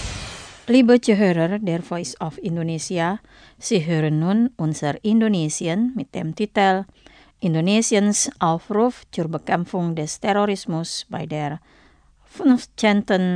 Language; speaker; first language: German; non-native, fluent; Indonesian